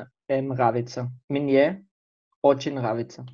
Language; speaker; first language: Russian; non-native, learner; French